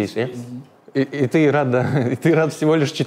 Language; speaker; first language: Russian; native; Russian